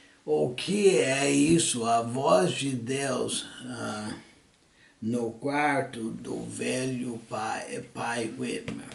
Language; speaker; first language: Portuguese; early bilingual, other home language; English